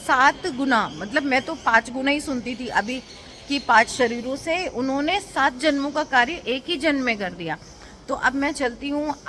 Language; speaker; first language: Hindi; native; Hindi